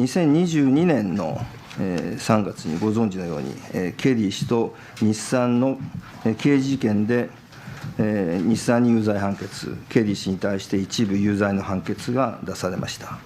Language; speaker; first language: Japanese; native; Japanese